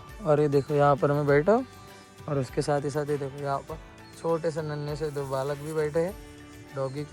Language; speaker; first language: Hindi; non-native, local second language; Marathi